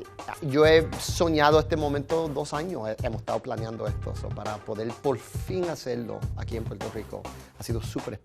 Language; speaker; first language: Spanish; early bilingual, heritage; Spanish